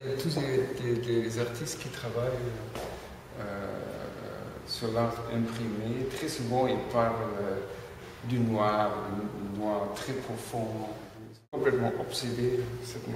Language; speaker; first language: French; non-native, fluent; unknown